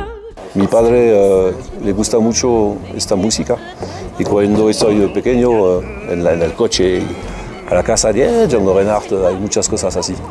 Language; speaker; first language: Spanish; non-native, learner; French